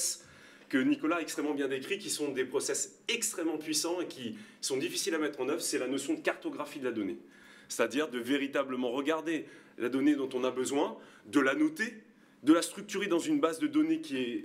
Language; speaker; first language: French; native; French